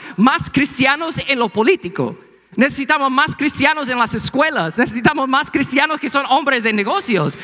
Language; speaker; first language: Spanish; non-native, fluent; English